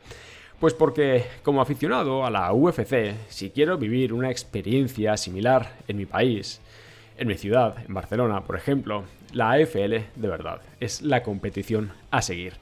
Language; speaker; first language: Spanish; native; Spanish